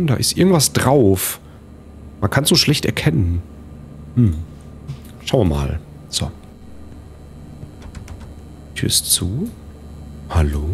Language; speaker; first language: German; native; German